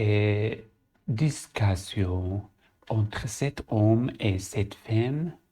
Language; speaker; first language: French; non-native, learner; Arabic